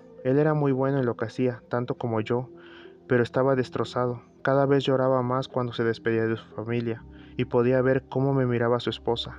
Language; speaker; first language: Spanish; native; Spanish